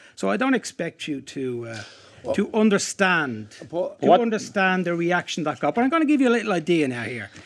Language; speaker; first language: English; native; English